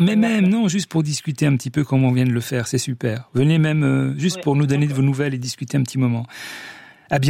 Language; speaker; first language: French; native; French